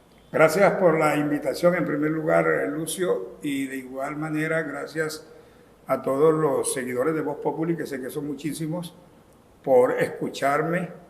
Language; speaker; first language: Spanish; native; Spanish